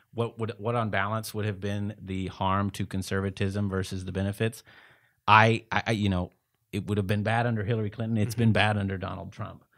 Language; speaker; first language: English; native; English